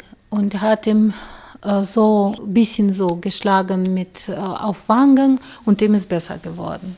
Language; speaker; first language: German; non-native, fluent; Russian